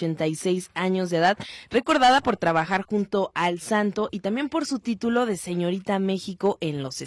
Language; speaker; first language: Spanish; native; Spanish